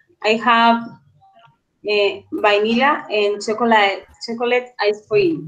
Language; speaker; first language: English; non-native, learner; Spanish